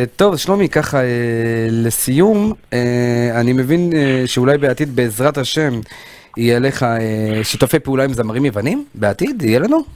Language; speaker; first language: Hebrew; native; Hebrew